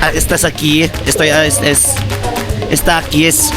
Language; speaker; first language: Spanish; non-native, learner; Filipino